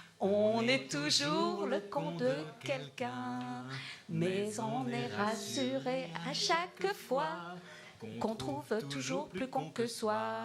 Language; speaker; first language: French; native; French